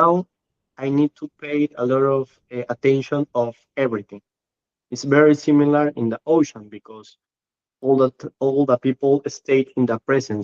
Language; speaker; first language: English; non-native, learner; Spanish